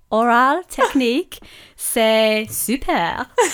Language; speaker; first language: French; non-native, learner; English